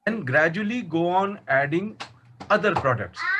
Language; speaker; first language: English; non-native, local second language; Marathi